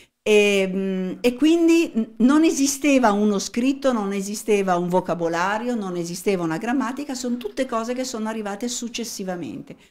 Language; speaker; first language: Italian; native; Italian